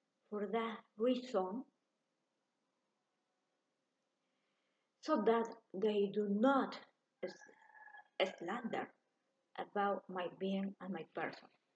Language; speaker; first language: English; non-native, learner; Spanish